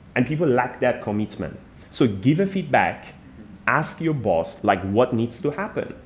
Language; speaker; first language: English; non-native, fluent; Persian